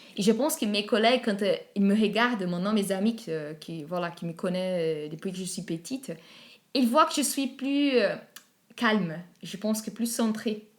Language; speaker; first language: French; non-native, fluent; Portuguese